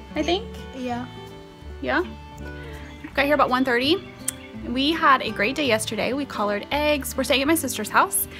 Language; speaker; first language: English; native; English